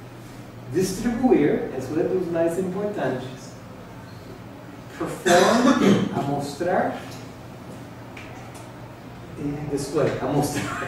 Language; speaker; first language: Portuguese; non-native, learner; English